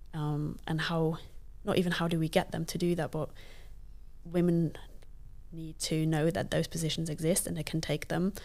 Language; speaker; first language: English; non-native, fluent; Luxembourgish